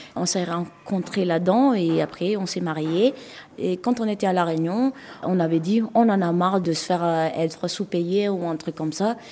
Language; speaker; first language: French; non-native, local second language; Malagasy